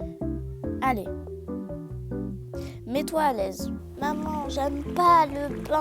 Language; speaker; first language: French; native; French